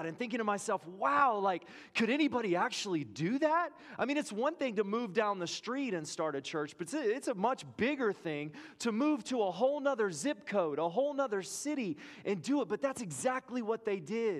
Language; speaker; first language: English; native; English